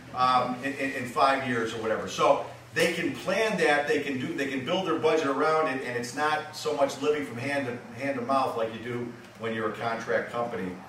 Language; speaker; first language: English; native; English